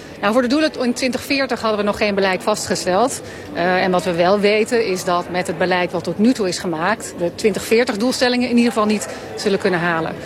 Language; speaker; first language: Dutch; native; Dutch